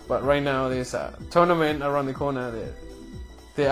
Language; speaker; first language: English; non-native, fluent; Spanish